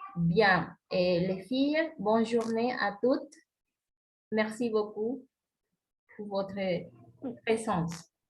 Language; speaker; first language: French; non-native, fluent; Spanish